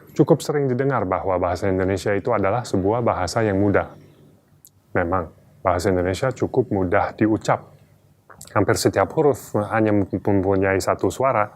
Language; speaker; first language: Indonesian; non-native, fluent; English